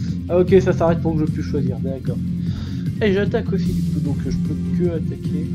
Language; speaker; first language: French; native; French